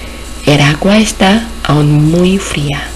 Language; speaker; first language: Spanish; non-native, fluent; Korean